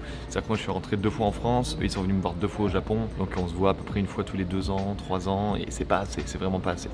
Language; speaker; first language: French; native; French